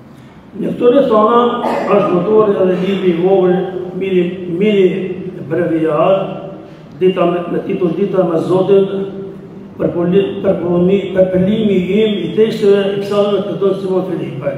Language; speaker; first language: Albanian; native; Albanian